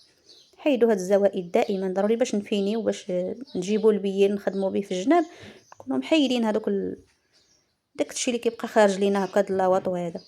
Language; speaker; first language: Arabic; native; Arabic